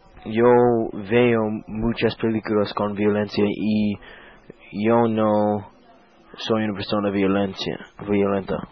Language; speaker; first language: Spanish; non-native, learner; English